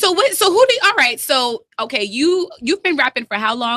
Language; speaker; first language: English; native; English